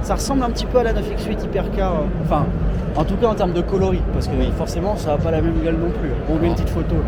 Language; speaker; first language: French; native; French